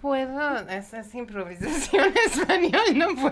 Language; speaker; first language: Spanish; non-native, learner; Persian